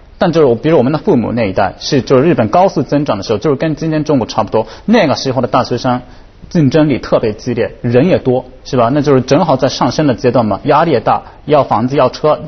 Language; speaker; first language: Chinese; non-native, fluent; Japanese